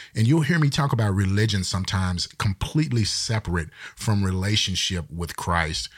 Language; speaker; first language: English; native; English